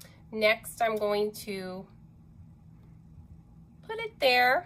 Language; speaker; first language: English; native; English